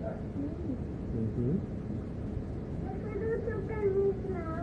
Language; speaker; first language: Spanish; early bilingual, heritage; Spanish